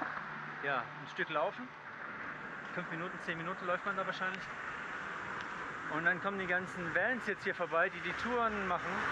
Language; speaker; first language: German; native; German